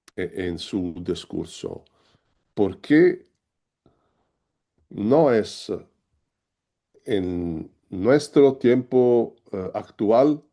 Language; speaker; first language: Spanish; non-native, learner; Italian